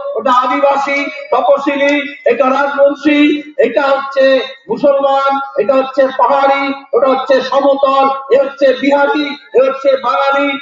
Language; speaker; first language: Bangla; native; Bangla